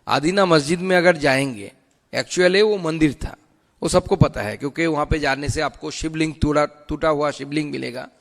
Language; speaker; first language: Hindi; non-native, local second language; Bangla